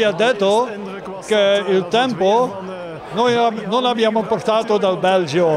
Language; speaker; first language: Italian; non-native, learner; Dutch